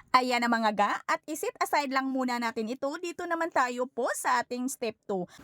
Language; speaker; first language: Filipino; non-native, local second language; Cebuano